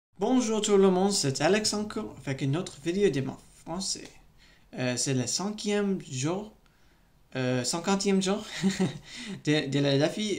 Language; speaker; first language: French; non-native, learner; English